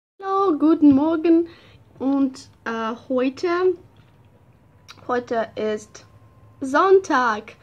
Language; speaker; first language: German; non-native, learner; Russian